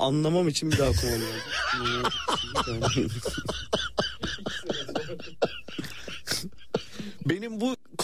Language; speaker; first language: Turkish; native; Turkish